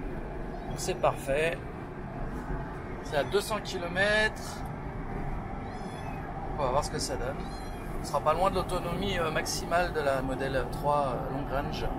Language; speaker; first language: French; native; French